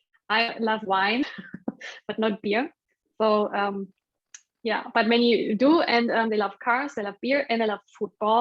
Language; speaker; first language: English; non-native, fluent; German